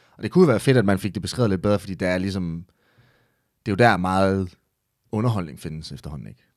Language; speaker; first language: Danish; native; Danish